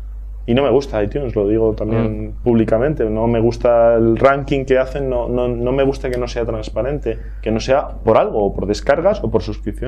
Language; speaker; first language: Spanish; native; Spanish